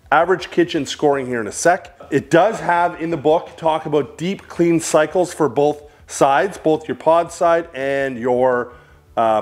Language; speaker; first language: English; native; English